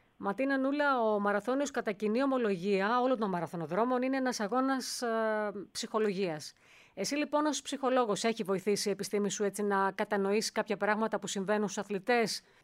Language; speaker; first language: Greek; native; Greek